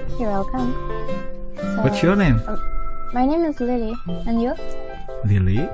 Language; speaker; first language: English; non-native, fluent; Indonesian